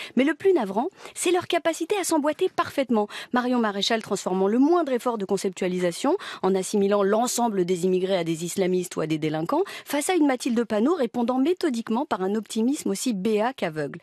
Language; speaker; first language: French; native; French